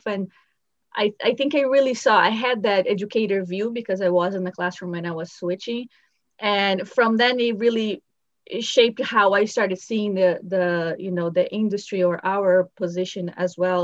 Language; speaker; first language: English; non-native, fluent; Portuguese